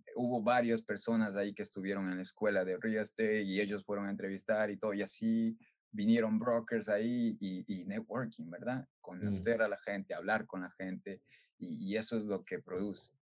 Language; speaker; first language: Spanish; native; Spanish